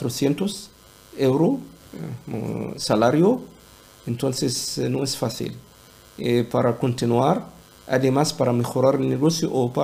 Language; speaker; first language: Spanish; non-native, learner; Arabic